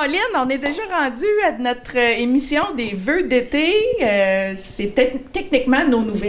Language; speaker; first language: French; native; French